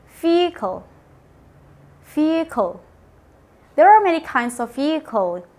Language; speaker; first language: English; non-native, fluent; Indonesian